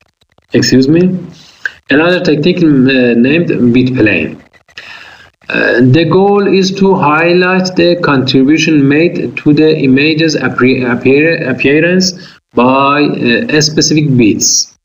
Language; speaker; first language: English; non-native, fluent; Persian